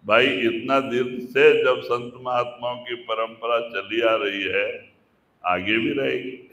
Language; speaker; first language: Hindi; non-native, local second language; Kannada